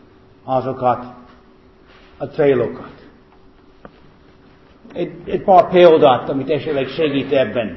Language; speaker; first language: Hungarian; non-native, fluent; English